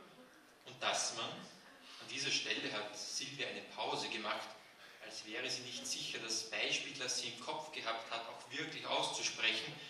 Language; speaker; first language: German; native; German